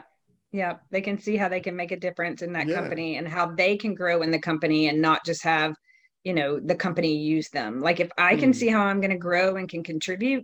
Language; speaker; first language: English; native; English